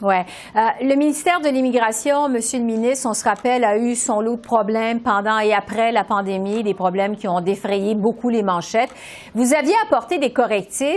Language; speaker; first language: French; native; French